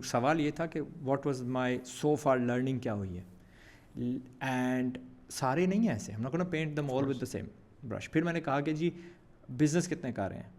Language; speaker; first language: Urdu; early bilingual, heritage; Urdu